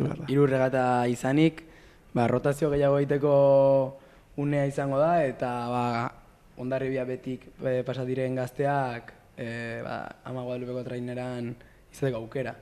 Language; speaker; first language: Basque; native; Basque